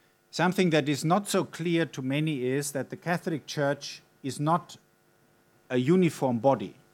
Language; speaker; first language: English; non-native, fluent; German